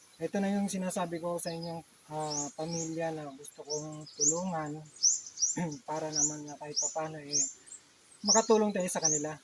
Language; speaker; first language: Filipino; native; Filipino